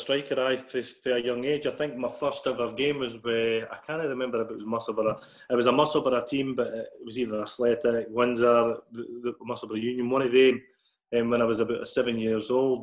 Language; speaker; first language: English; native; English